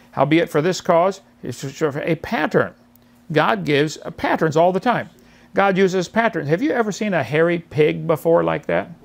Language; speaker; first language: English; native; English